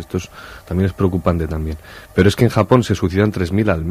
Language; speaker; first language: Spanish; native; Spanish